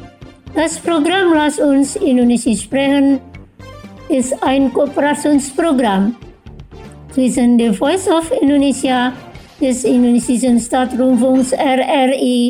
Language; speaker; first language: German; non-native, fluent; Indonesian